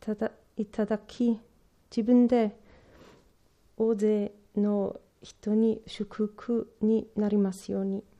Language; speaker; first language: Japanese; non-native, learner; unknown